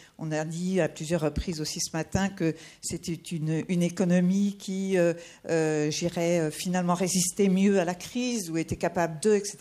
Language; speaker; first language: French; native; French